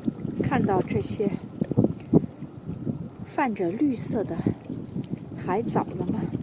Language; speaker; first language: Chinese; native; Chinese